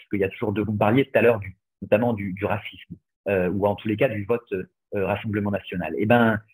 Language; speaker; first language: French; native; French